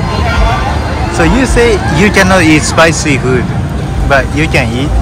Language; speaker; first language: English; non-native, learner; Japanese